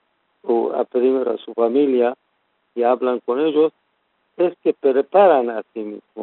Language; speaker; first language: Spanish; non-native, learner; Persian